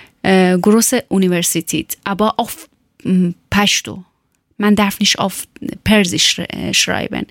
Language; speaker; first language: German; non-native, learner; Persian